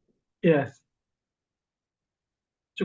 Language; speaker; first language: English; non-native, learner; Indonesian